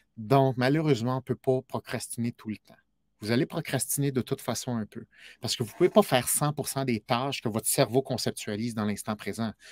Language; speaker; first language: French; native; French